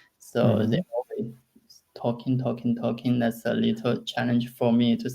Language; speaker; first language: English; non-native, learner; Chinese